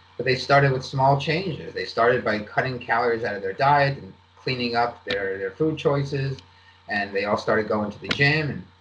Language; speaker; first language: English; native; English